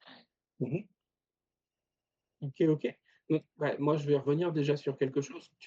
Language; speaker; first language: French; native; French